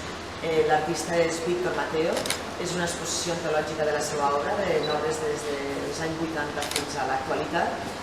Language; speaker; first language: Catalan; native; Catalan